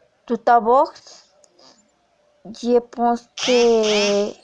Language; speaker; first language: French; non-native, learner; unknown